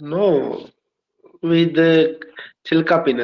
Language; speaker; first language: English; non-native, learner; Hindi